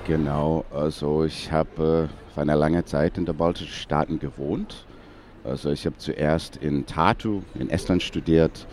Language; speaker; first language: German; non-native, fluent; English